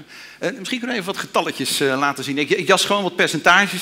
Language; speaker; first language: Dutch; native; Dutch